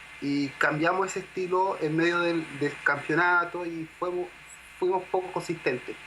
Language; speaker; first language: Spanish; native; Spanish